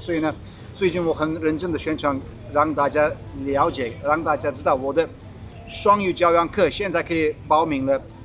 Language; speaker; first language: Chinese; non-native, fluent; Turkish